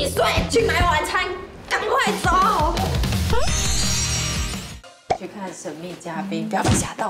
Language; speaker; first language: Chinese; native; Chinese